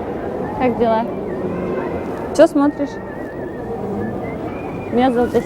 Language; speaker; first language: Russian; non-native, local second language; Kyrgyz